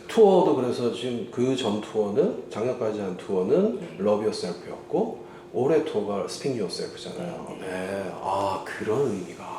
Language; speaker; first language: Korean; native; Korean